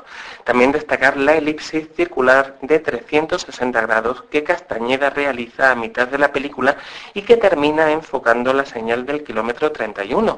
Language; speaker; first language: Spanish; native; Spanish